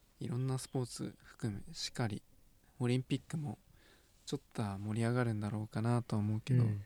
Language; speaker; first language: Japanese; native; Japanese